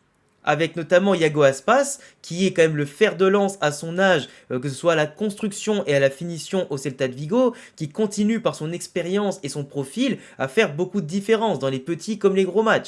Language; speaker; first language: French; native; French